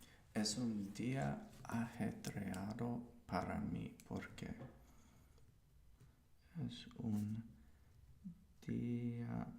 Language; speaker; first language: Spanish; non-native, learner; English